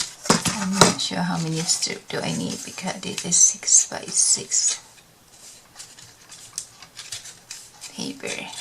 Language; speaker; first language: English; non-native, learner; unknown